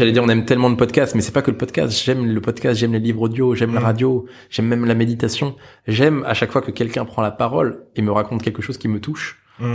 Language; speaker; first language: French; native; French